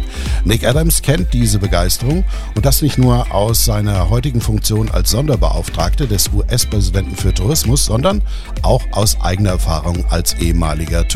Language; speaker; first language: German; native; German